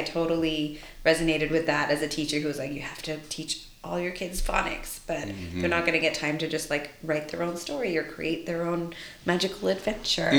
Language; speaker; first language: English; native; English